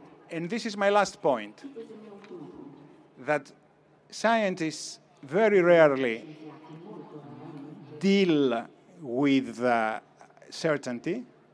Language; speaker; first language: English; non-native, fluent; Greek